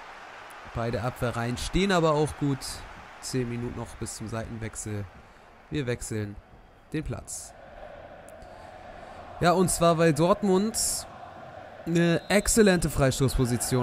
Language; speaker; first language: German; native; German